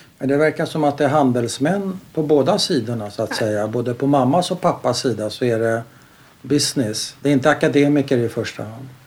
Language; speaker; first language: Swedish; native; Swedish